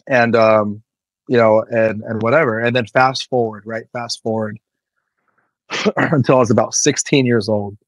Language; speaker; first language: English; native; English